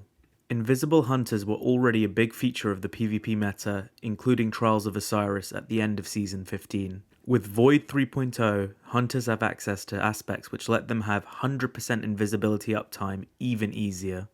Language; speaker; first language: English; native; English